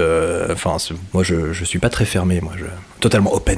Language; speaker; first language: French; native; French